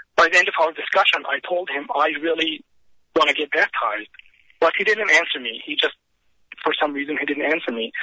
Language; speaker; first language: English; non-native, fluent; Arabic